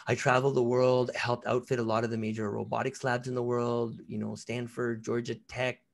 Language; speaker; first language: English; native; English